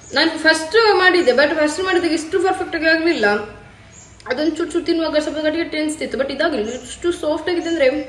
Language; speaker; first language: Kannada; non-native, local second language; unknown